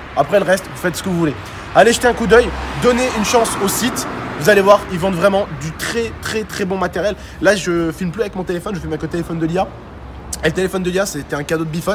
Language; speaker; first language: French; native; French